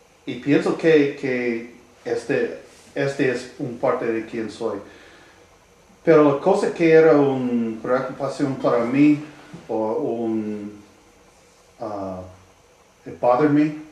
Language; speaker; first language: Spanish; non-native, learner; English